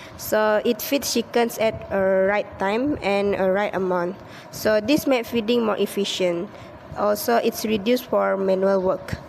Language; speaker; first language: English; non-native, local second language; Malay